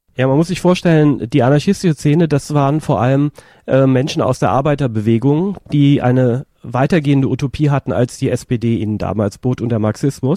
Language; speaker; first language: German; native; German